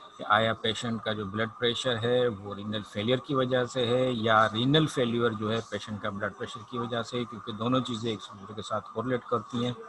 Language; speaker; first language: Urdu; native; Urdu